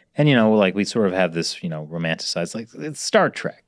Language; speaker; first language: English; native; English